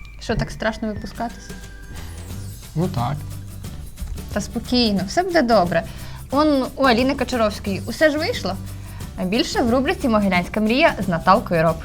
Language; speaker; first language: Ukrainian; native; Ukrainian